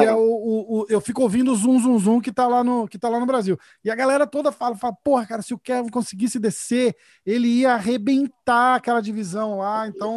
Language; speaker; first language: Portuguese; native; Portuguese